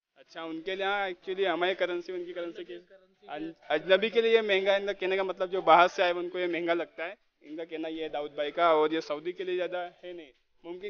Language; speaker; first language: Hindi; native; Hindi